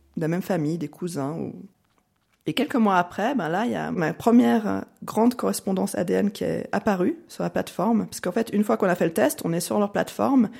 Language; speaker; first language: French; native; French